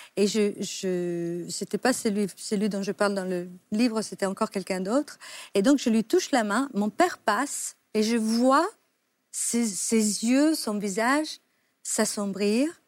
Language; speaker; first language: French; non-native, fluent; Italian